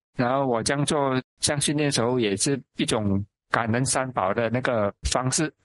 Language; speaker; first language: Chinese; non-native, local second language; Min Nan Chinese